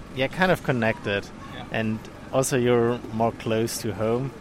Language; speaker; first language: English; non-native, fluent; German